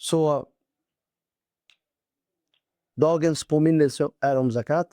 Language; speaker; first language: Swedish; non-native, fluent; Urdu